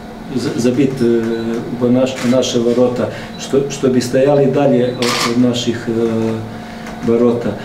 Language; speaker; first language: Russian; non-native, learner; Serbian